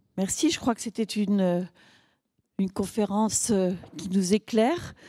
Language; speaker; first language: French; native; French